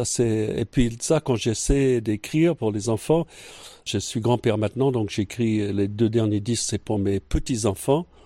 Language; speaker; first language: French; non-native, fluent; English